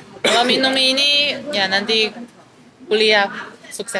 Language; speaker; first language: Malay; non-native, fluent; Chinese